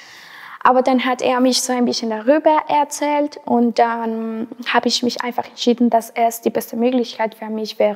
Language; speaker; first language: German; non-native, fluent; Spanish